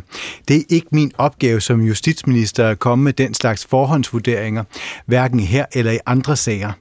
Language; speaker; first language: Danish; native; Danish